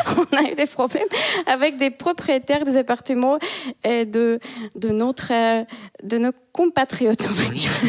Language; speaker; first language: French; non-native, fluent; Russian